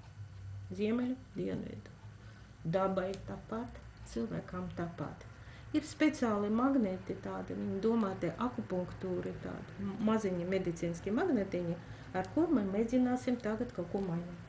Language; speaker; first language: Latvian; non-native, local second language; Russian